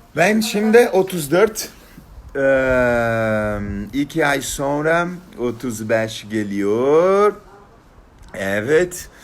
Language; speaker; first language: Turkish; non-native, learner; Portuguese